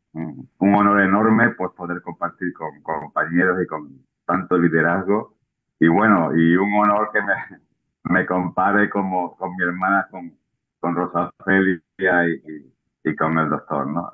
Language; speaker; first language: Spanish; native; Spanish